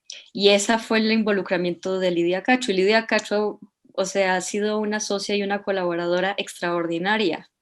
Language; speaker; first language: Spanish; native; Spanish